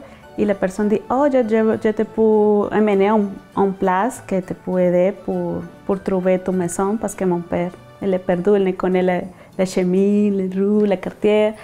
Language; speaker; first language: French; non-native, learner; Spanish